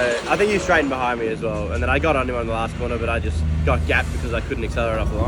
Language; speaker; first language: English; native; English